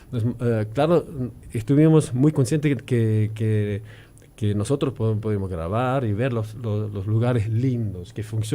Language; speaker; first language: Spanish; non-native, fluent; German